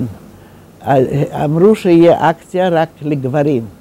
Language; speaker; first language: Hebrew; non-native, fluent; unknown